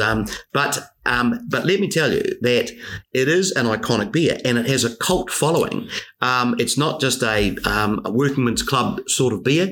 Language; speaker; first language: English; native; English